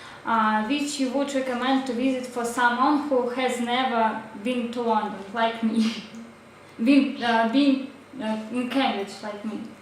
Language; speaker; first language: English; non-native, learner; Russian